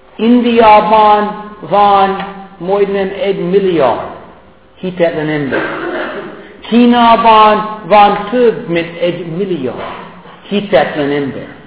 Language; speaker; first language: Hungarian; non-native, fluent; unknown